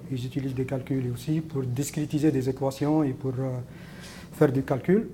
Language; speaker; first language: French; non-native, local second language; Arabic